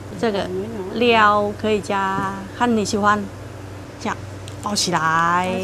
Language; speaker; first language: Chinese; non-native, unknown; Vietnamese